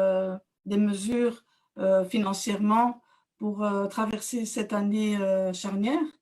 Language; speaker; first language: French; native; French